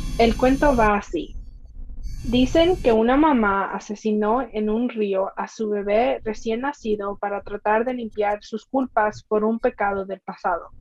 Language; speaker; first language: Spanish; early bilingual, heritage; Spanish